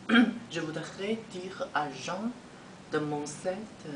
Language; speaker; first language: French; non-native, learner; Chinese